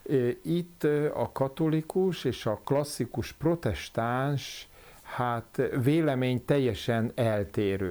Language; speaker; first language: Hungarian; native; Hungarian